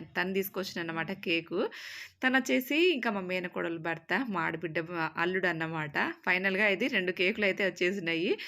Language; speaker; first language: Telugu; native; Telugu